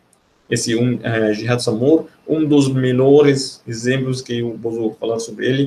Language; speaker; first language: Portuguese; non-native, fluent; Arabic